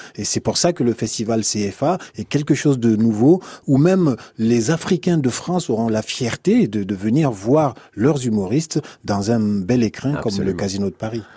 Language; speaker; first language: French; non-native, local second language; Hausa